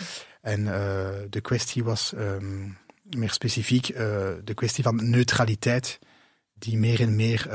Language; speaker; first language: Dutch; non-native, local second language; French